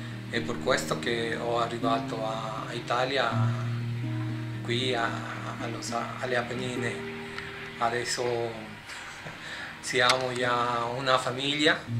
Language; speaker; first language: Italian; non-native, learner; Spanish